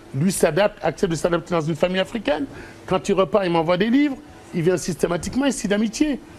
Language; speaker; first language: French; early bilingual, other home language; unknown